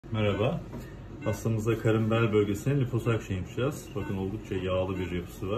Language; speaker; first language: Turkish; native; Turkish